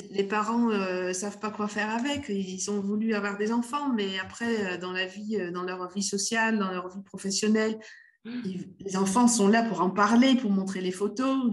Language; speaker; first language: French; native; French